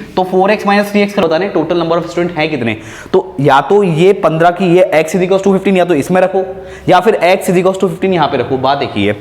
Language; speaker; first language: Hindi; native; Hindi